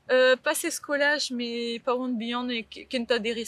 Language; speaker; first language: French; native; French